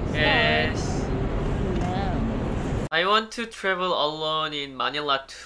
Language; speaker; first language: English; non-native, learner; Korean